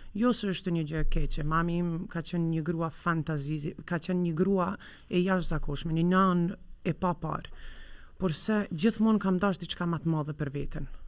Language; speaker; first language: Albanian; native; Albanian